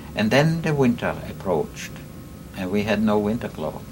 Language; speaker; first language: English; non-native, fluent; Yiddish